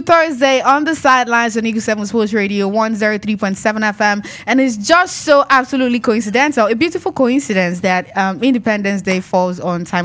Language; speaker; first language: English; non-native, local second language; Yoruba